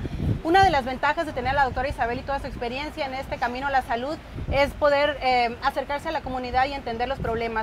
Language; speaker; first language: Spanish; native; Spanish